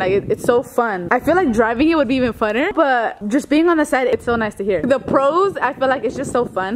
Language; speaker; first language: English; early bilingual, other home language; Spanish